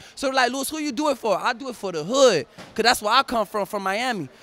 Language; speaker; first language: English; native; English